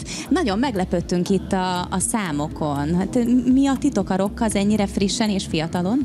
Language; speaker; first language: Hungarian; native; Hungarian